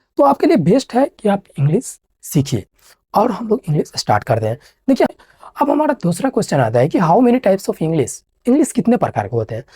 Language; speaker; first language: Hindi; native; Hindi